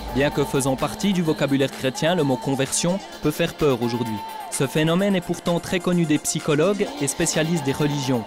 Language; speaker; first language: French; native; French